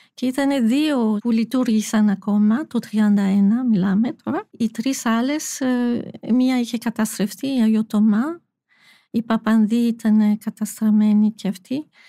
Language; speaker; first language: Greek; non-native, fluent; French